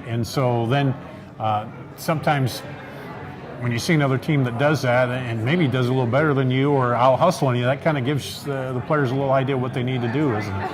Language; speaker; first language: English; native; English